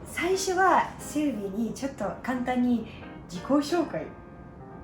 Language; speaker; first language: Japanese; non-native, fluent; Russian